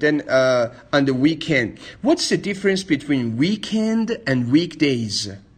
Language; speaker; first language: English; non-native, fluent; Persian